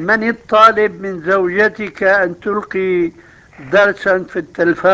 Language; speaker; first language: Arabic; native; Arabic